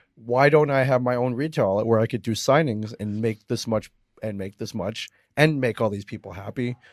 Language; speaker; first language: English; native; English